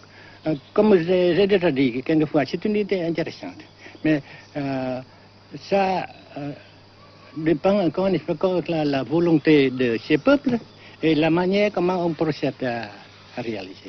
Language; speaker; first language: French; non-native, local second language; Vietnamese